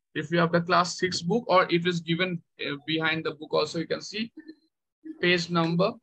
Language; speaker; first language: English; non-native, local second language; Bangla